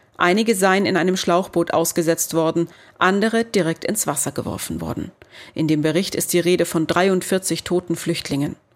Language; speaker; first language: German; native; German